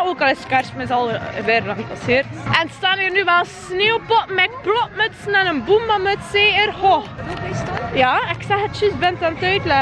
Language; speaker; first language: Dutch; native; Dutch